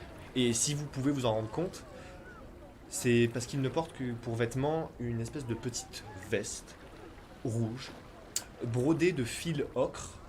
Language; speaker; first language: French; native; French